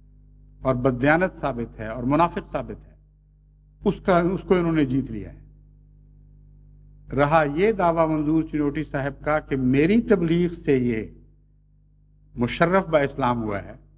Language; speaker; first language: Urdu; native; Urdu